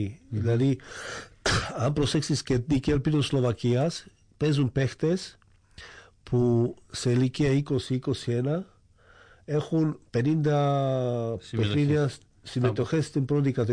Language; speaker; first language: Greek; non-native, fluent; Slovak